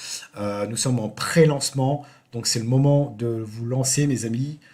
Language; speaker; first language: French; native; French